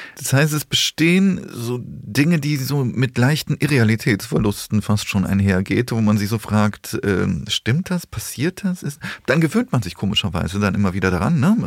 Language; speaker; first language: German; early bilingual, other home language; Polish